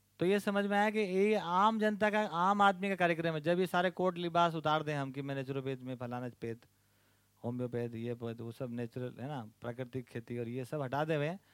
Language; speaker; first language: Hindi; native; Hindi